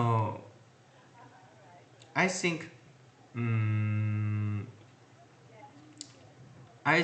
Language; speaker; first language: English; non-native, learner; Korean